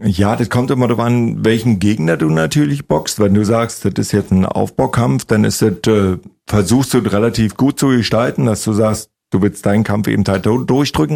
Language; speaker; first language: German; native; German